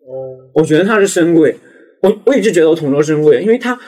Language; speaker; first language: Chinese; native; Chinese